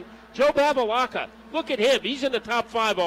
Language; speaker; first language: English; native; English